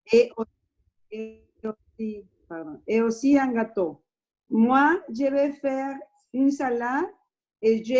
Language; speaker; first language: French; non-native, learner; Spanish